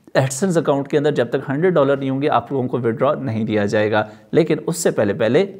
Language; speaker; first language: Urdu; native; Urdu